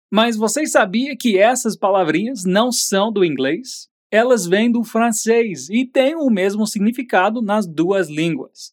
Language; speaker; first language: Portuguese; native; Portuguese